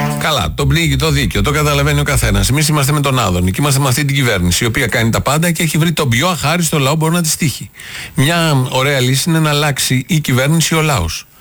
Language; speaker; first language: Greek; native; Greek